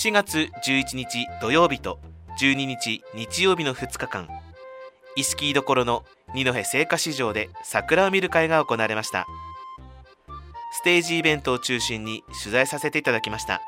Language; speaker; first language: Japanese; native; Japanese